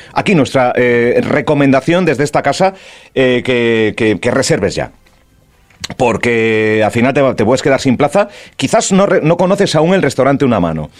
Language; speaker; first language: Spanish; native; Spanish